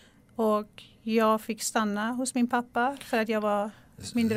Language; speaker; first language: Swedish; non-native, local second language; Persian